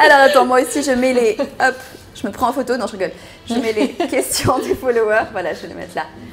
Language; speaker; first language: French; native; French